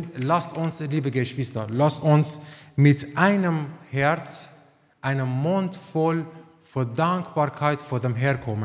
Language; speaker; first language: German; non-native, fluent; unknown